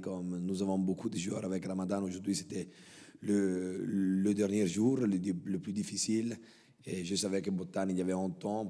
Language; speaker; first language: French; non-native, local second language; Italian